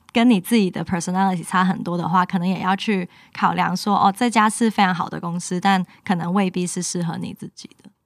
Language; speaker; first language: Chinese; non-native, local second language; Cantonese